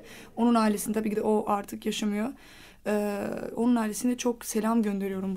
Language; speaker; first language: Turkish; non-native, fluent; Albanian